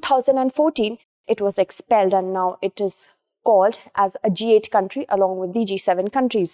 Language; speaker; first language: English; non-native, local second language; Hindi